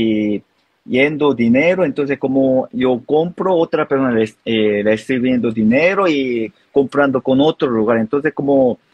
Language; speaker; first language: Spanish; non-native, learner; Korean